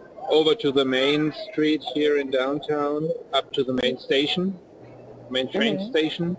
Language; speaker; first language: English; non-native, fluent; German